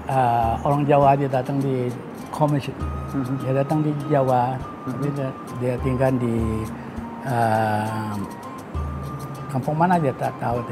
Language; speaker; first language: Indonesian; non-native, learner; Thai